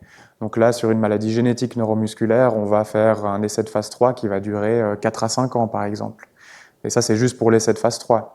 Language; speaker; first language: French; native; French